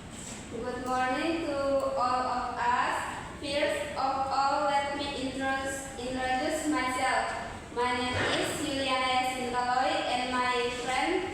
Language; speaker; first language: English; non-native, learner; Indonesian